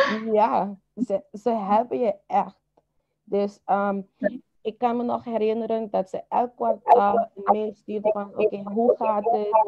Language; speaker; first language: Dutch; non-native, local second language; Papiamento